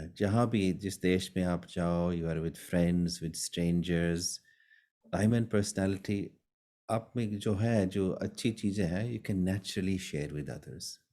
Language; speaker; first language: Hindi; early bilingual, heritage; Hindi